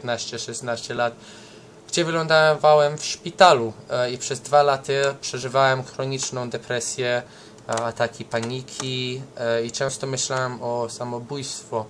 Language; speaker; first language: Polish; early bilingual, heritage; English